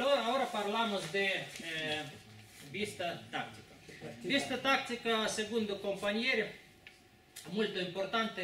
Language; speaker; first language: Italian; non-native, learner; Spanish